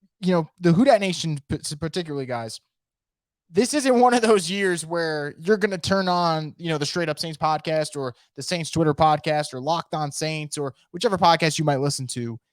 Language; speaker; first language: English; native; English